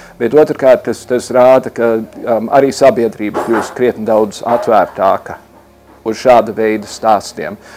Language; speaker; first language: Latvian; early bilingual, heritage; Latvian